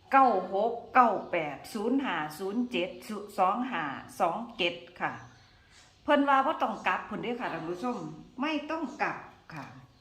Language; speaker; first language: Thai; native; Thai